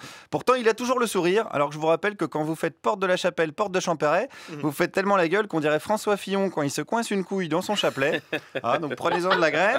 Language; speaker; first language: French; native; French